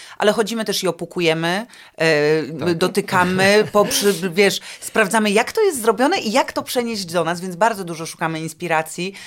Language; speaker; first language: Polish; native; Polish